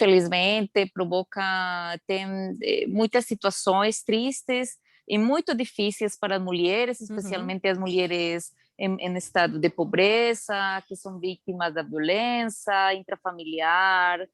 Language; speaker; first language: Portuguese; non-native, learner; Spanish